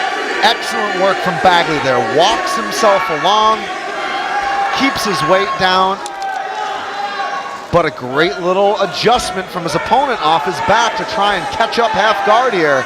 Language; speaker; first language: English; native; English